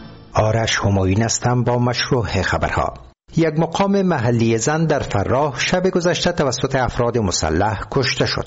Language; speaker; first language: Persian; native; Persian